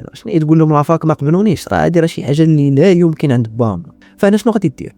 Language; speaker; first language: Arabic; native; Arabic